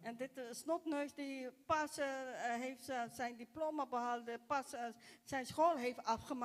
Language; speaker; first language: Dutch; non-native, local second language; Papiamento